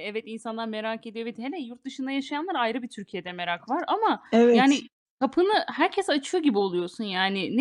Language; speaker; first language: Turkish; native; Turkish